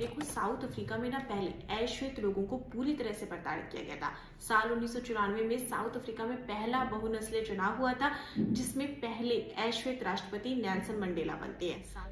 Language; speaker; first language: Hindi; native; Hindi